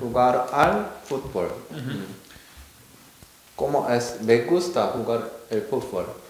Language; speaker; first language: Spanish; non-native, learner; Korean